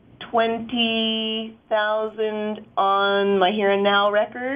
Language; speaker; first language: English; native; English